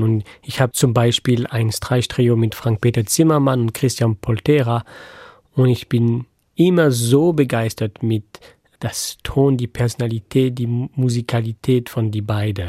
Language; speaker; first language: German; non-native, fluent; French